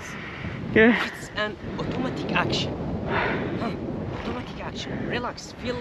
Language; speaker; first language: English; non-native, learner; Turkish